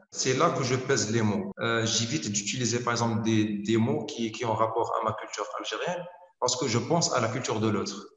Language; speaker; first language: French; non-native, local second language; Arabic